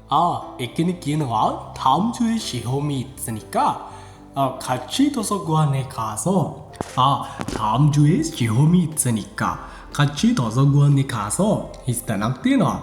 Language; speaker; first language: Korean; non-native, learner; Sinhala